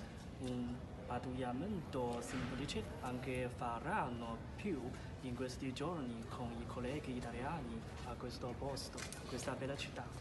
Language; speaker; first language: Italian; non-native, fluent; Chinese